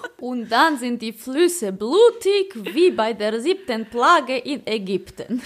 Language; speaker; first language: German; early bilingual, other home language; Polish